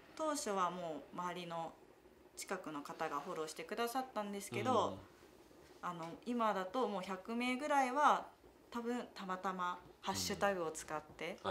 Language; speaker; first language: Japanese; native; Japanese